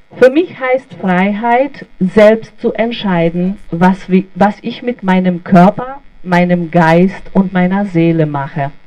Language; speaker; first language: German; non-native, fluent; Bosnian